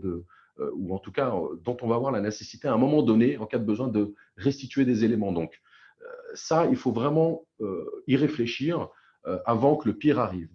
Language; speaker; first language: French; native; French